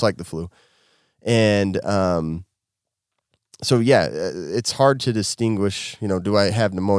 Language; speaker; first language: English; native; English